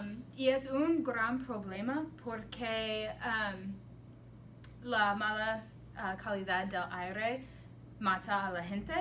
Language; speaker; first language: Spanish; non-native, learner; English